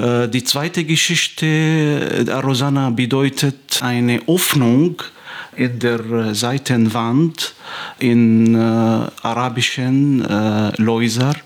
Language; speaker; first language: German; non-native, fluent; Arabic